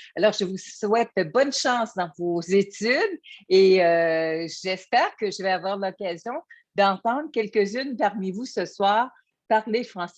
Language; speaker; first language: French; native; French